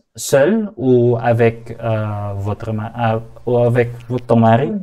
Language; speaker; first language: French; non-native, fluent; Indonesian